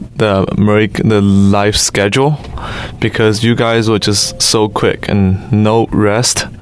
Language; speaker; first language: English; non-native, fluent; Chinese